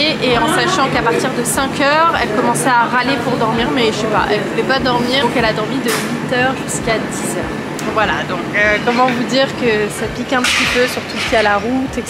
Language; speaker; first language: French; native; French